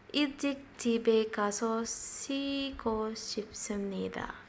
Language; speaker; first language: Korean; non-native, learner; Indonesian